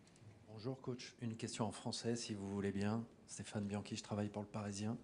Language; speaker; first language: French; native; French